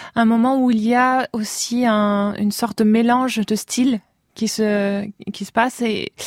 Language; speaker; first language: French; native; French